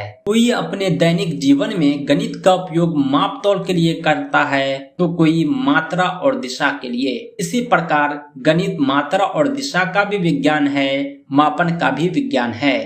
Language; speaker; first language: Hindi; native; Hindi